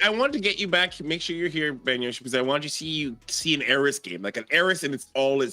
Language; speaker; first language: English; native; English